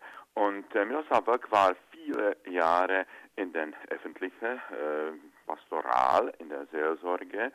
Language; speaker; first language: German; non-native, fluent; Czech